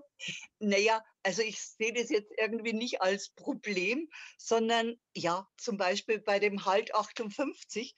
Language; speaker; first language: German; native; German